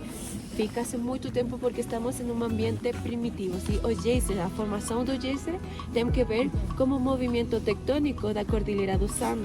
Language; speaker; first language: Portuguese; non-native, fluent; Spanish